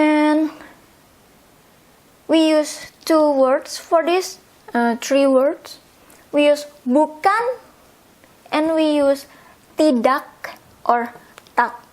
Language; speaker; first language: English; non-native, fluent; Indonesian